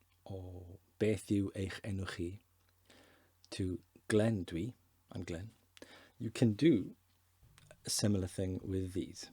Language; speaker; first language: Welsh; non-native, learner; English